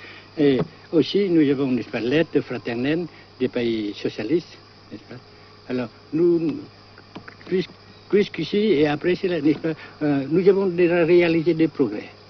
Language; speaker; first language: French; non-native, local second language; Vietnamese